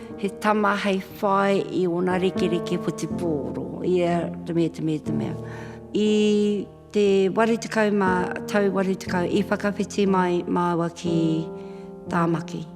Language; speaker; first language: Māori; non-native, local second language; English